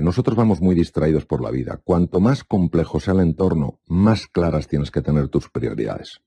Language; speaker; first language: Spanish; native; Spanish